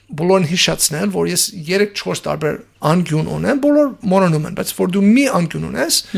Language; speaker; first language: Armenian; non-native, fluent; English